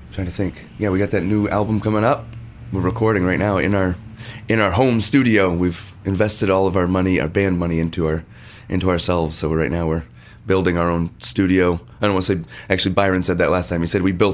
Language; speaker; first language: English; native; English